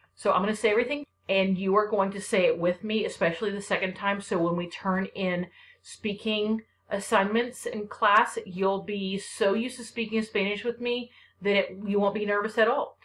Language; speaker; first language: English; native; English